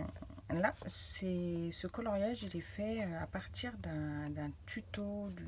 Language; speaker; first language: French; native; French